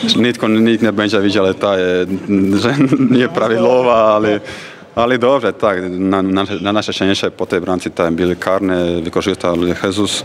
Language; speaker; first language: Polish; non-native, fluent; Croatian